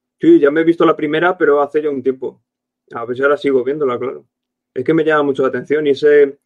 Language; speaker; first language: Spanish; native; Spanish